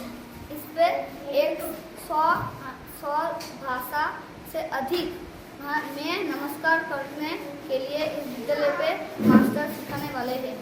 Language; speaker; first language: Hindi; non-native, local second language; Bangla